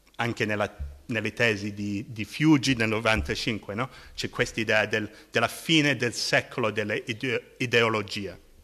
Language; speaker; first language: Italian; non-native, fluent; English